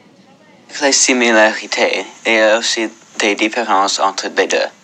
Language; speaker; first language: French; non-native, local second language; English